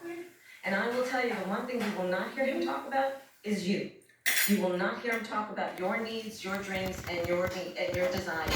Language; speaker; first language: English; native; English